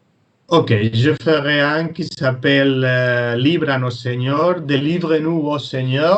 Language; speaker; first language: French; non-native, learner; Spanish